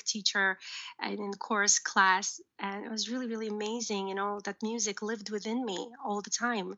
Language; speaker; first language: English; early bilingual, other home language; Uzbek